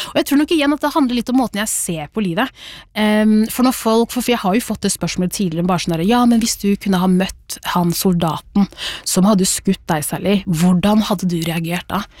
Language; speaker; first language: Norwegian; early bilingual, other home language; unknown